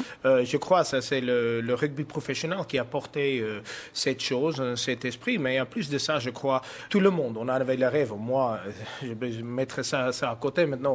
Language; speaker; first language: French; non-native, fluent; Afrikaans